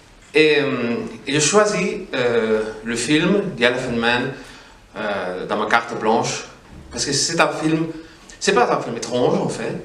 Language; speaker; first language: French; non-native, fluent; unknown